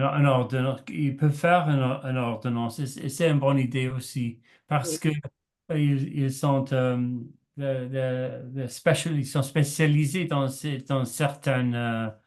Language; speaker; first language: French; non-native, learner; English